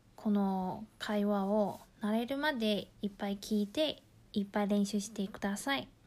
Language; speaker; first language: Japanese; non-native, fluent; Chinese